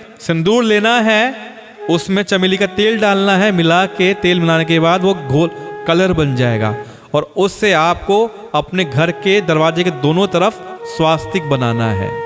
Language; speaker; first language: Hindi; native; Hindi